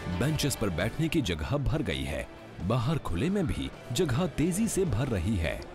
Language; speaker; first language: Hindi; native; Hindi